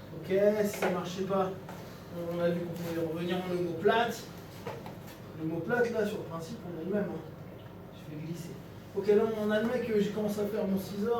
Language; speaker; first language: French; native; French